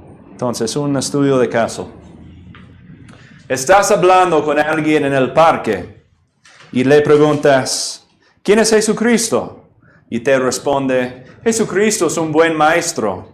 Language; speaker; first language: Spanish; non-native, fluent; English